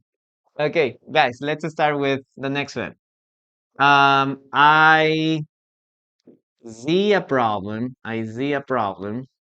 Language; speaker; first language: English; non-native, fluent; Spanish